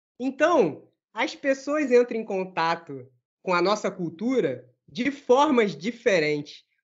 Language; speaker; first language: Portuguese; native; Portuguese